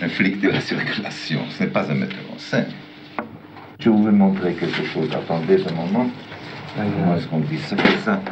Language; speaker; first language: French; non-native, learner; German